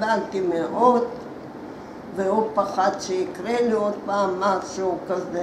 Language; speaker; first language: Hebrew; early bilingual, other home language; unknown